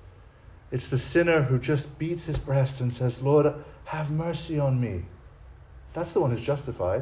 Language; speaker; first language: English; native; English